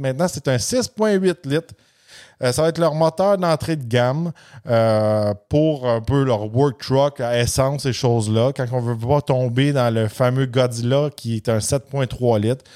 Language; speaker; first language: French; native; French